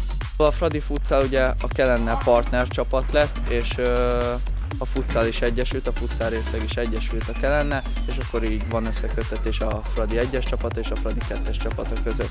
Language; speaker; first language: Hungarian; native; Hungarian